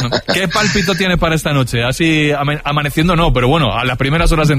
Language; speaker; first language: Spanish; native; Spanish